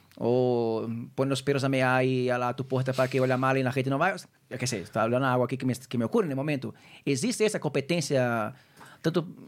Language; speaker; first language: Spanish; non-native, fluent; Portuguese